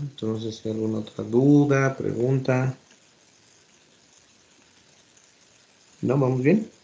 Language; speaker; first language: Spanish; native; Spanish